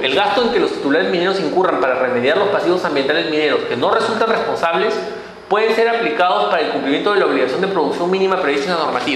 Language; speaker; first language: Spanish; native; Spanish